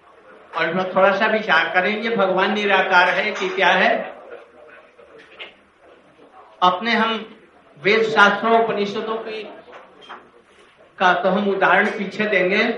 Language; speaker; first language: Hindi; native; Hindi